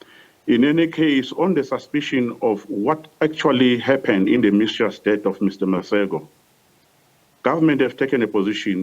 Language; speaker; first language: English; non-native, local second language; Swati